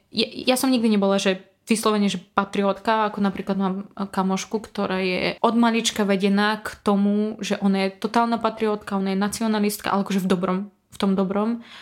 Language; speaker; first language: Slovak; non-native, fluent; Russian